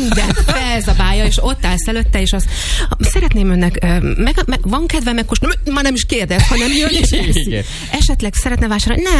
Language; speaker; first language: Hungarian; native; Hungarian